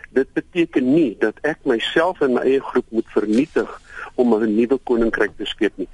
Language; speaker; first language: Afrikaans; native; Afrikaans